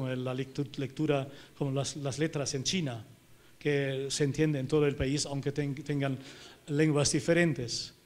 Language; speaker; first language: Spanish; non-native, fluent; German